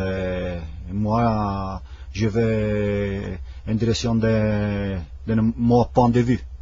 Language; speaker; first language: French; non-native, fluent; Italian